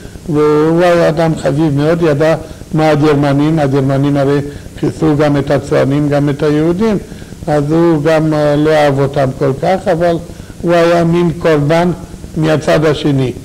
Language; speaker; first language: Hebrew; non-native, fluent; Romanian